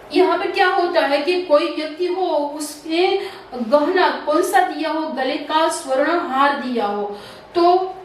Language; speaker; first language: Hindi; non-native, local second language; Gujarati